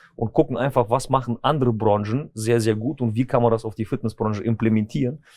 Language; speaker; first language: German; early bilingual, other home language; Russian